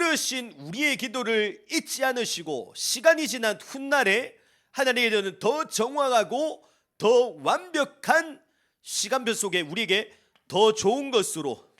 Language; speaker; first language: Korean; native; Korean